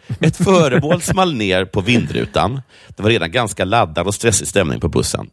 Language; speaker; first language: Swedish; native; Swedish